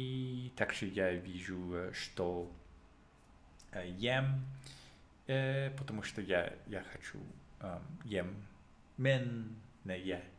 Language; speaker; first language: Russian; non-native, learner; English